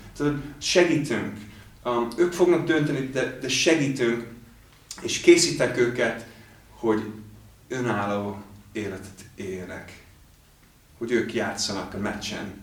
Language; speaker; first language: Hungarian; non-native, fluent; English